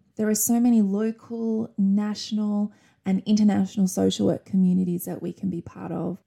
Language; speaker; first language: English; native; English